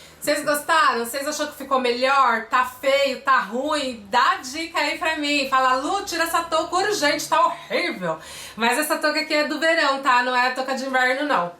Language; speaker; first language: Portuguese; native; Portuguese